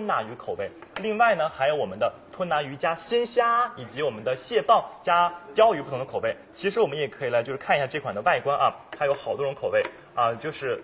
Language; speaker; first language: Chinese; native; Chinese